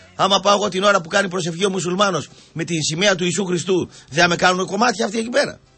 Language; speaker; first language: Greek; native; Greek